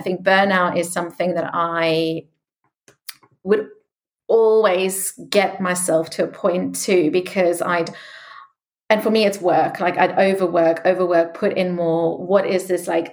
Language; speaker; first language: English; native; English